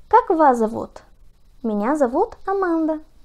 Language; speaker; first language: Russian; non-native, learner; Portuguese